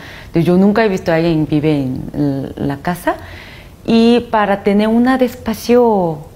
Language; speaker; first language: Spanish; non-native, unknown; Korean